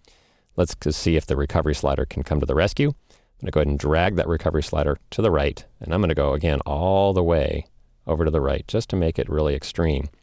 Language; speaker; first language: English; native; English